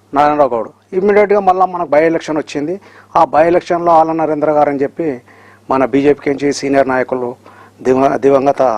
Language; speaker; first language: Telugu; native; Telugu